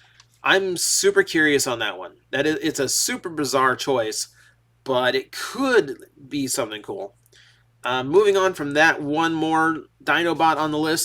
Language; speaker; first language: English; native; English